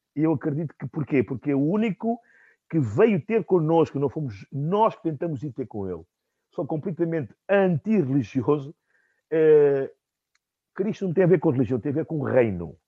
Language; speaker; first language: Portuguese; non-native, local second language; Upper Guinea Crioulo